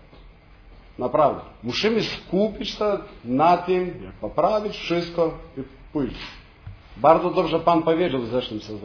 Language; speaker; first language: Polish; non-native, fluent; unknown